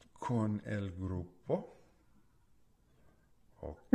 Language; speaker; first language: Spanish; non-native, learner; English